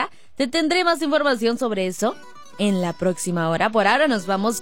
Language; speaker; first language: Spanish; native; Spanish